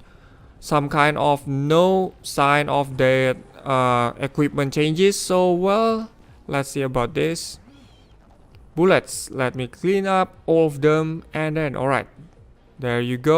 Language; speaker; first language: English; non-native, fluent; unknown